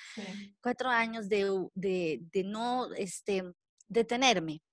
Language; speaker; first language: Spanish; native; Spanish